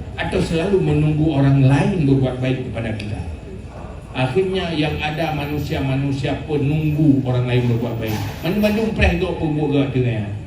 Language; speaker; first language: Malay; non-native, local second language; Achinese